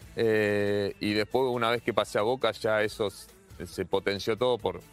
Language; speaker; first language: Spanish; native; Spanish